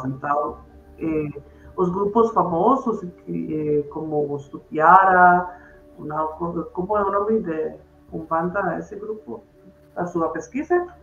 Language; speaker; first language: Portuguese; non-native, fluent; Spanish